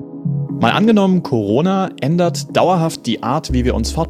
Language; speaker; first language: German; native; German